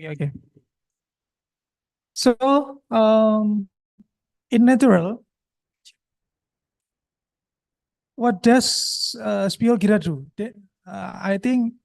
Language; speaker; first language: English; non-native, local second language; Indonesian